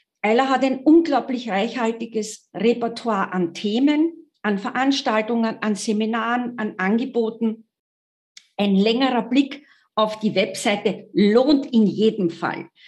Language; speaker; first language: German; native; German